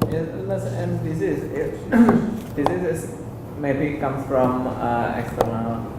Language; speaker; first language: English; non-native, learner; Indonesian